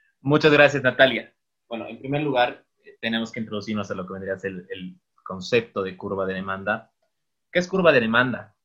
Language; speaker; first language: Spanish; native; Spanish